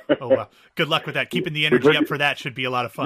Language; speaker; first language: English; native; English